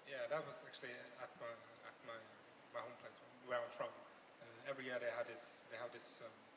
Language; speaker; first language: English; non-native, fluent; Norwegian